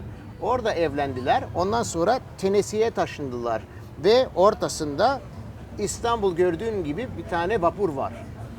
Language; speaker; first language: Turkish; early bilingual, heritage; Turkish